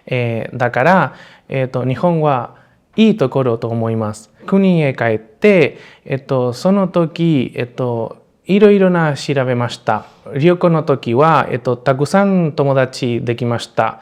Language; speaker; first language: Japanese; non-native, learner; Spanish